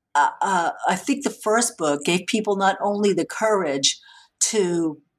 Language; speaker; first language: English; native; English